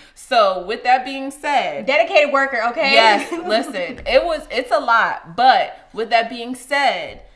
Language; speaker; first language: English; native; English